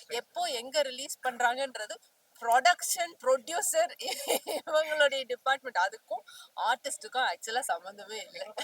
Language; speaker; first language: Tamil; native; Tamil